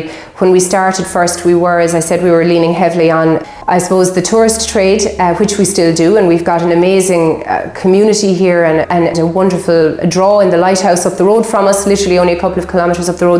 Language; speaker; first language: English; native; English